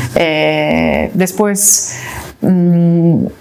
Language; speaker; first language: Spanish; non-native, fluent; Russian